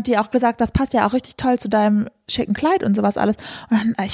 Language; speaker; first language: German; native; German